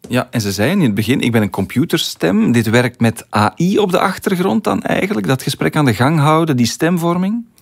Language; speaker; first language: Dutch; native; Dutch